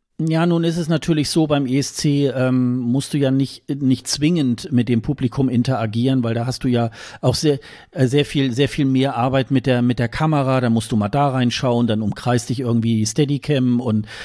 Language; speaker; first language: German; native; German